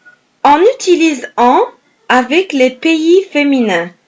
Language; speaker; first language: French; non-native, fluent; Arabic